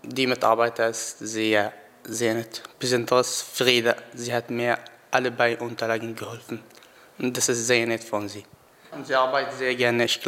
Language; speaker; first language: German; non-native, learner; Arabic